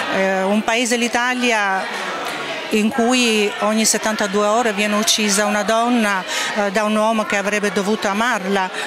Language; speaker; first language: Italian; non-native, fluent; Albanian